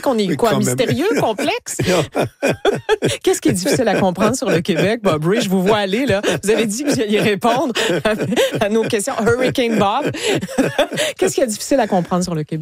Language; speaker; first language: French; native; French